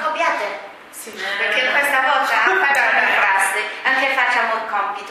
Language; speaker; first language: Italian; non-native, fluent; Chinese